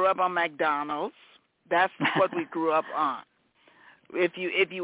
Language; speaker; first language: English; native; English